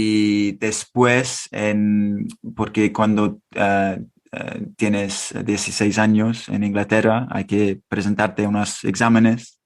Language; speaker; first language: Spanish; non-native, fluent; English